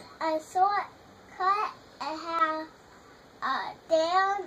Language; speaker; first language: English; native; English